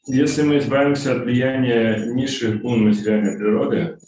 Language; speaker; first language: Russian; native; Russian